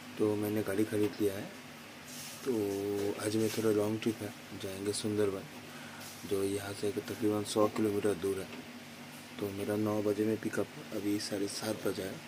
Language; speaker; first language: Hindi; non-native, local second language; Bangla